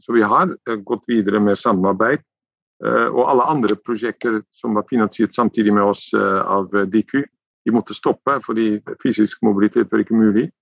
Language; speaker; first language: Norwegian; non-native, fluent; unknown